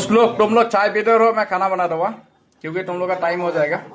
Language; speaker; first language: Hindi; non-native, local second language; Assamese